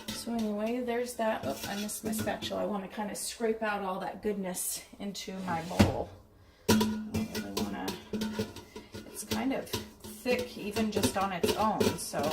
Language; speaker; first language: English; native; English